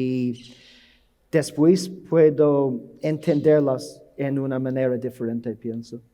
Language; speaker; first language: Spanish; non-native, learner; English